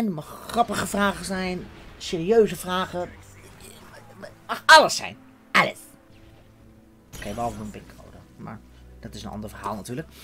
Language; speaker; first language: Dutch; native; Dutch